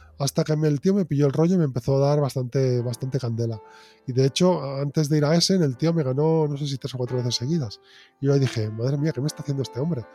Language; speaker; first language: Spanish; native; Spanish